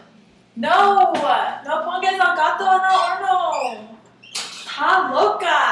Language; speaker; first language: Spanish; non-native, learner; English